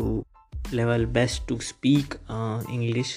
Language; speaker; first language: English; non-native, local second language; Hindi